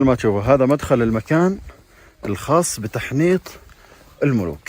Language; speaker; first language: Arabic; native; Arabic